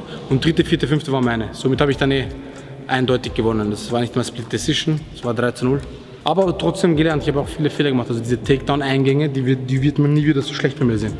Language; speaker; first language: German; native; German